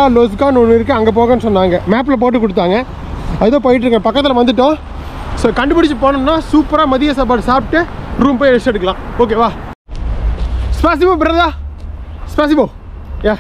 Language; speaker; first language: English; non-native, local second language; Tamil